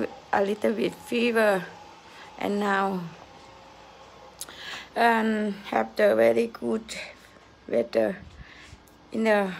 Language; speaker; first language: English; non-native, learner; Thai